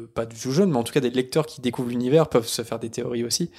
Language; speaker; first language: French; native; French